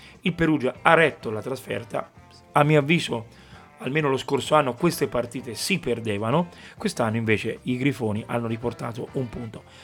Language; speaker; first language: Italian; native; Italian